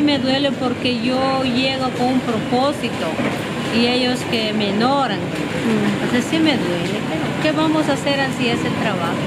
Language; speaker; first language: Spanish; non-native, local second language; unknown